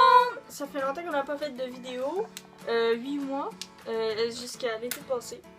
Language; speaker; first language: French; native; French